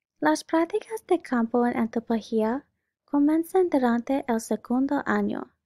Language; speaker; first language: Spanish; non-native, learner; English